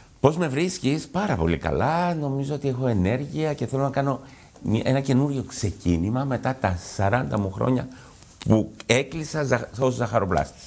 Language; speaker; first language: Greek; early bilingual, heritage; Greek